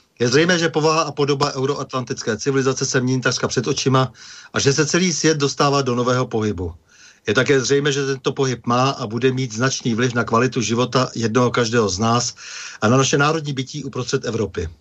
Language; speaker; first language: Czech; native; Czech